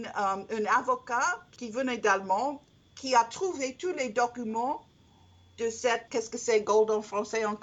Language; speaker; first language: French; non-native, learner; English